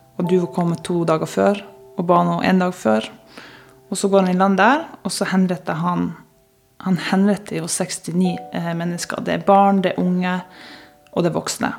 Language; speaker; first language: Norwegian; native; Norwegian